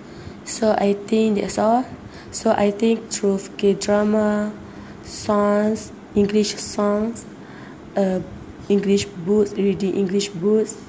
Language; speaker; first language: English; non-native, learner; Malay